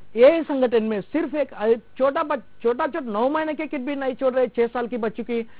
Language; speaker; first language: Hindi; non-native, local second language; Telugu